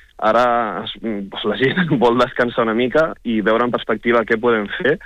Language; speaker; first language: Catalan; non-native, local second language; Spanish